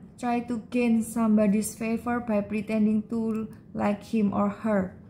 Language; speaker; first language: English; non-native, learner; Indonesian